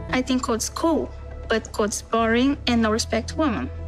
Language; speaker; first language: English; non-native, learner; Portuguese